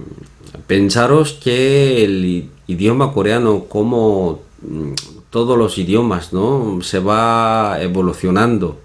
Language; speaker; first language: Spanish; non-native, fluent; Korean